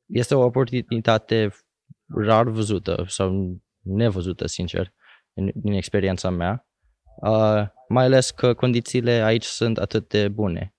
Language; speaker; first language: Romanian; early bilingual, heritage; Romanian